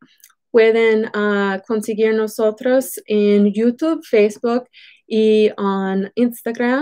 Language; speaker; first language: Spanish; non-native, fluent; English